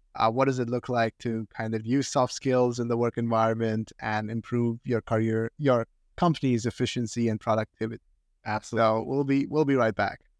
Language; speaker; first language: English; non-native, local second language; Hindi